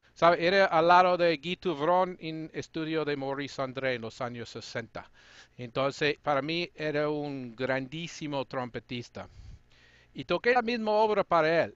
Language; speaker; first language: Spanish; non-native, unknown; English